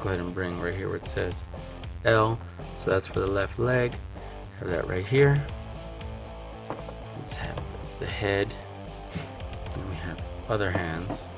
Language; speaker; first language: English; native; English